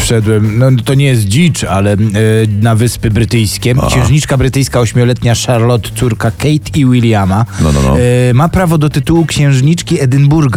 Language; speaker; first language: Polish; native; Polish